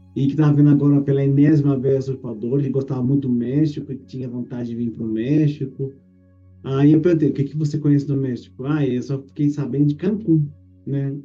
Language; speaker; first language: Portuguese; native; Portuguese